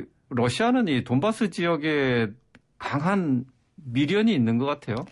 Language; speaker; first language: Korean; native; Korean